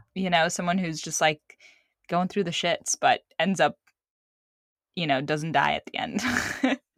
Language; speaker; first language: English; early bilingual, other home language; Arabic